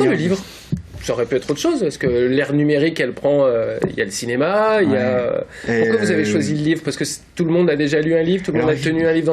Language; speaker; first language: French; native; French